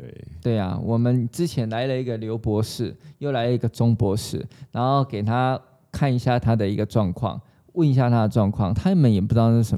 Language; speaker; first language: Chinese; native; Chinese